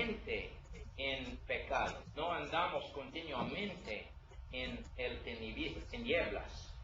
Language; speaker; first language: Spanish; non-native, learner; English